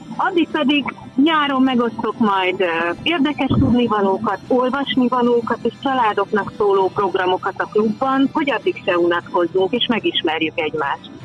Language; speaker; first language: Hungarian; native; Hungarian